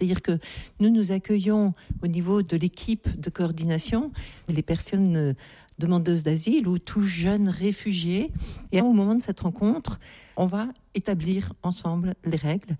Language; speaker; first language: French; native; French